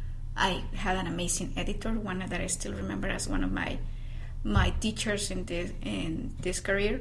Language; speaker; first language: English; non-native, fluent; Spanish